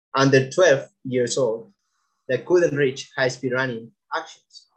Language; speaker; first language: English; non-native, fluent; Spanish